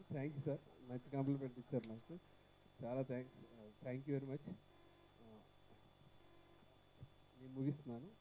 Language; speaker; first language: Telugu; native; Telugu